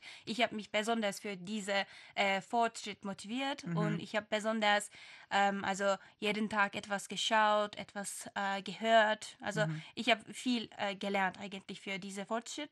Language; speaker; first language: German; non-native, fluent; Turkish